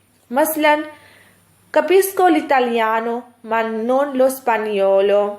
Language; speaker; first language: Italian; non-native, fluent; Urdu